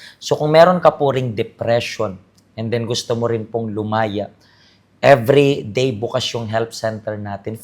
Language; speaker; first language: Filipino; native; Filipino